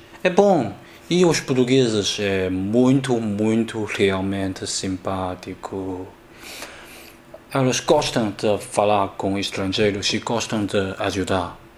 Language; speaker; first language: Portuguese; non-native, learner; Chinese